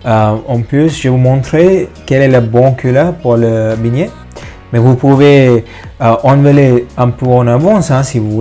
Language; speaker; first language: French; non-native, fluent; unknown